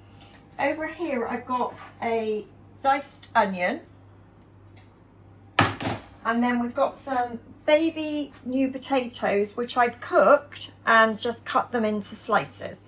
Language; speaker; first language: English; native; English